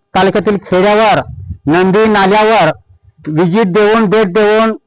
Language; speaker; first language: Marathi; non-native, local second language; Bhili